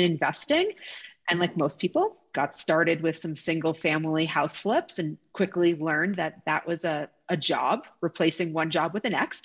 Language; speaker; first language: English; native; English